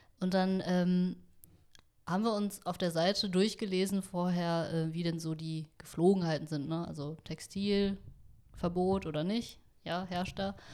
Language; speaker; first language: German; early bilingual, other home language; Vietnamese